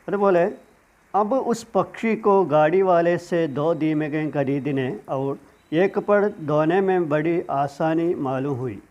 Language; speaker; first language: Hindi; non-native, local second language; Malayalam